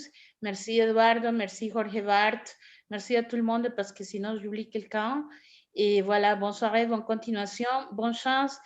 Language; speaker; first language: French; non-native, fluent; Spanish